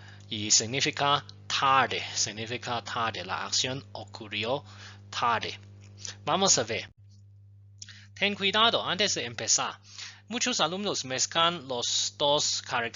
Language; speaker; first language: Spanish; non-native, fluent; Chinese